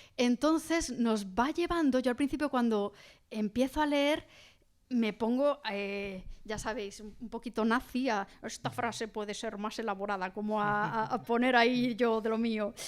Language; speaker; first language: Spanish; native; Spanish